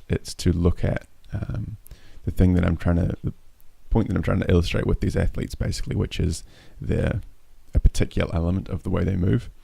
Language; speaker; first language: English; native; English